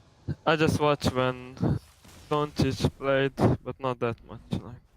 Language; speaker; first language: English; non-native, learner; Slovenian